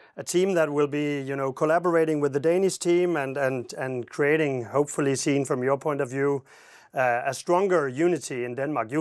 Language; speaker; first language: English; non-native, fluent; Danish